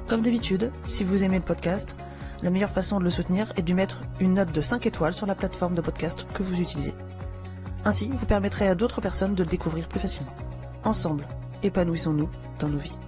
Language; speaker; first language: French; native; French